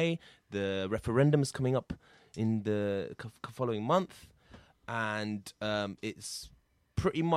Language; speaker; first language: English; native; English